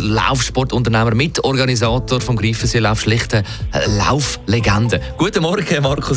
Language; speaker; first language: German; native; German